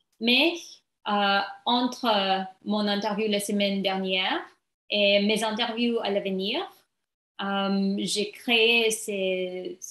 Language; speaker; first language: French; non-native, learner; English